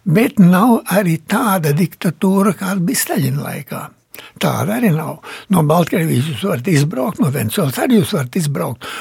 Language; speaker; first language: Latvian; early bilingual, heritage; Latvian